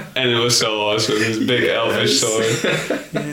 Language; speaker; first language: English; non-native, fluent; Dutch